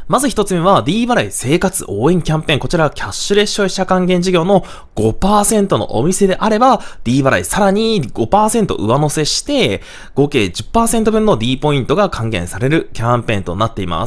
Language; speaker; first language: Japanese; native; Japanese